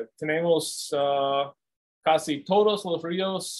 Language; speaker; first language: Spanish; non-native, fluent; English